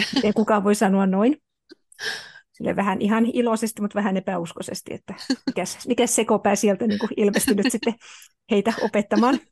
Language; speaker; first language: Finnish; native; Finnish